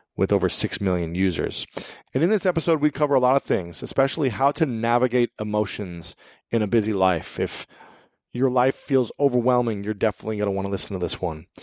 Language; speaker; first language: English; native; English